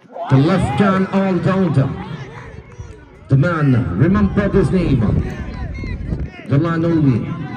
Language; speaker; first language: English; non-native, local second language; Malayalam